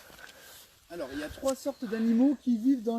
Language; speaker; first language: French; native; French